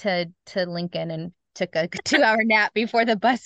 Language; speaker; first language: English; native; English